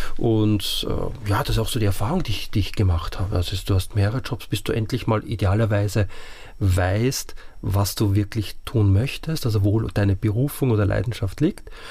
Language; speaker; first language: German; native; German